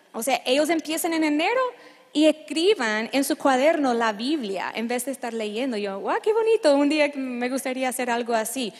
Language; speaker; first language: Spanish; non-native, fluent; English